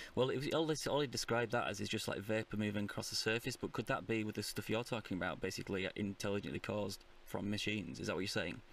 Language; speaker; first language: English; native; English